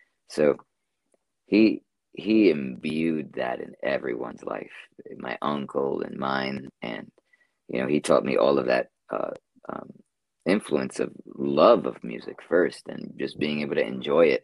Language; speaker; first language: English; native; English